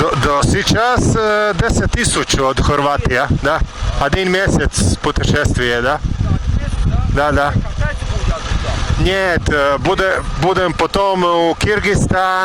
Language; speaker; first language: Russian; non-native, learner; Croatian